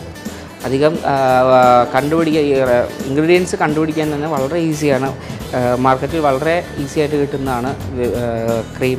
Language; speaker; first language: Malayalam; native; Malayalam